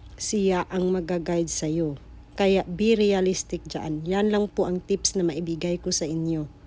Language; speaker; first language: Filipino; non-native, local second language; Cebuano